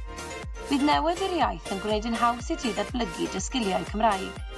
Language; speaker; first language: Welsh; native; Welsh